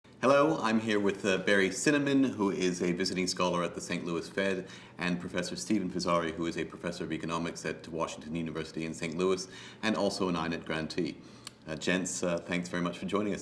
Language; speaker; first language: English; native; English